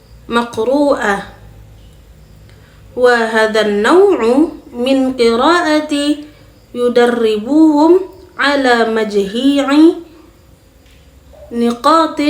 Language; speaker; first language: Arabic; non-native, fluent; Indonesian